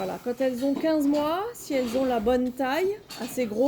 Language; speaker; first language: French; native; French